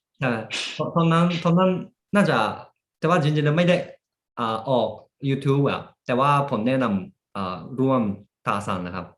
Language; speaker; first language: Thai; early bilingual, heritage; Japanese